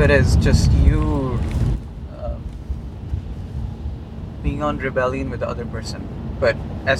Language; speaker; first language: English; non-native, local second language; Urdu